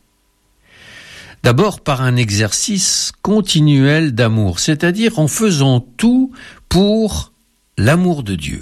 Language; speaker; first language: French; native; French